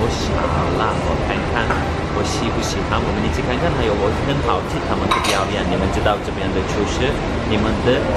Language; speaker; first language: Chinese; non-native, learner; Turkish